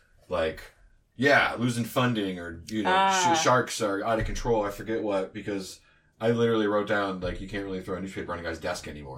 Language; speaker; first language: English; native; English